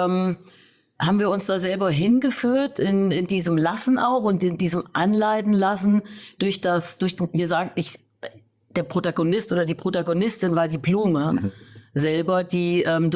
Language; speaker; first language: German; native; German